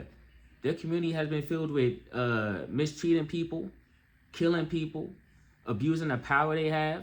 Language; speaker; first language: English; native; English